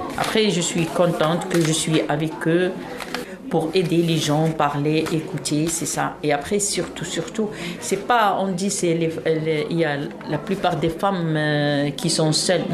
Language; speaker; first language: French; non-native, local second language; Arabic